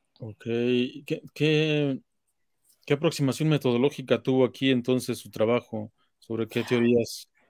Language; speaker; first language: Spanish; native; Spanish